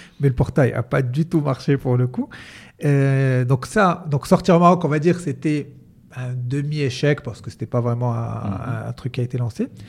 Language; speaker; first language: French; non-native, local second language; Arabic